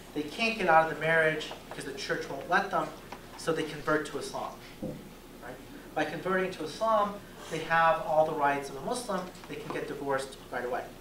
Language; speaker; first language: English; native; English